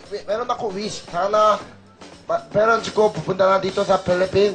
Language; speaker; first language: Filipino; non-native, learner; Korean